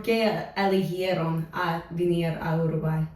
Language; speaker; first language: Spanish; non-native, fluent; English